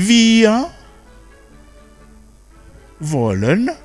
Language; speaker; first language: German; non-native, fluent; Rundi